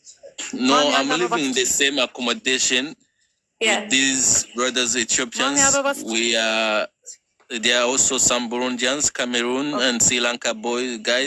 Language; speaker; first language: English; non-native, fluent; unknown